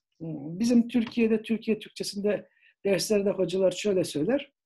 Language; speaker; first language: Turkish; native; Turkish